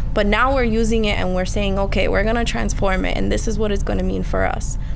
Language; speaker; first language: English; early bilingual, other home language; Spanish